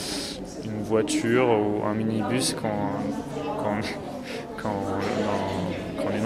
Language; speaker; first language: French; native; French